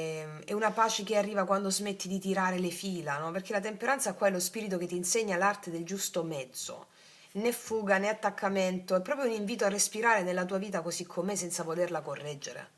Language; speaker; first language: Italian; native; Italian